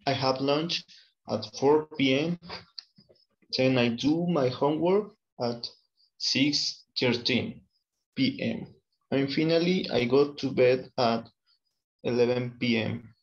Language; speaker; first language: English; non-native, learner; Spanish